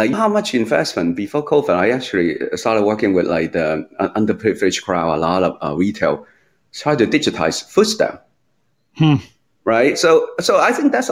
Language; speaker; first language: English; non-native, local second language; Cantonese